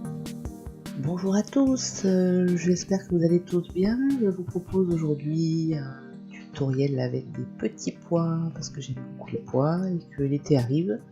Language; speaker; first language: French; native; French